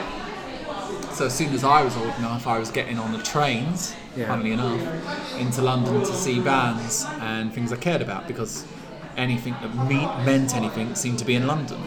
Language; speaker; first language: English; native; English